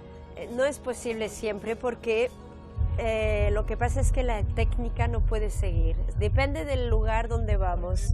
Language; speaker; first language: Spanish; early bilingual, heritage; French